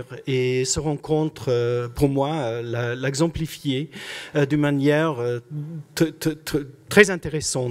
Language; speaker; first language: French; non-native, fluent; English